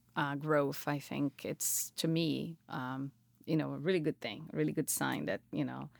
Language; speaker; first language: English; non-native, fluent; Portuguese